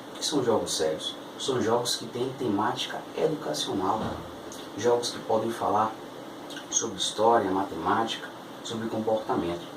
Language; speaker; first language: Portuguese; native; Portuguese